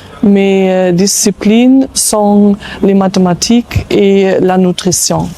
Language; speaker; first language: French; non-native, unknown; German